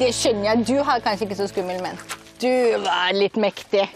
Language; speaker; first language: Norwegian; native; Norwegian